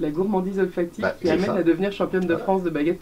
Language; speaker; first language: French; native; French